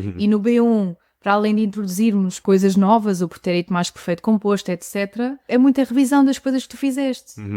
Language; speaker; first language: Portuguese; native; Portuguese